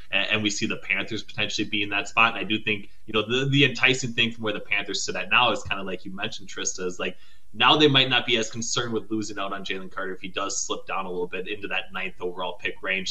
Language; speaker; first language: English; native; English